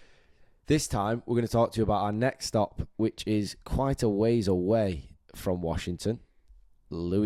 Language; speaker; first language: English; native; English